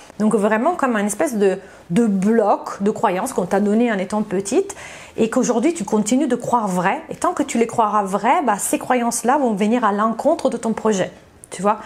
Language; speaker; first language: French; non-native, fluent; Italian